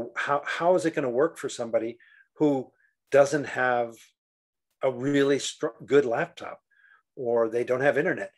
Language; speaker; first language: English; native; English